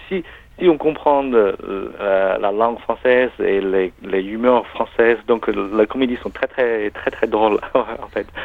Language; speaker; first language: French; non-native, learner; Chinese